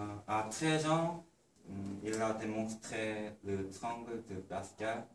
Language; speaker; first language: French; non-native, learner; Korean